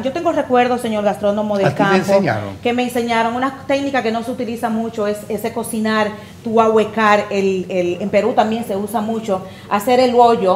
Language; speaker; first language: Spanish; native; Spanish